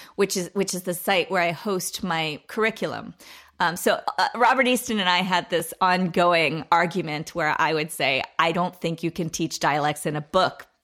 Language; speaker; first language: English; native; English